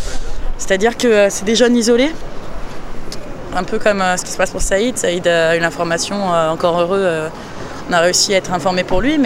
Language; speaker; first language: French; native; French